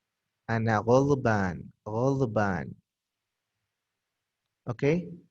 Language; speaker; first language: Arabic; non-native, fluent; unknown